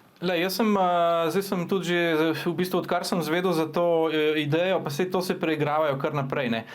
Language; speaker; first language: Slovenian; native; Slovenian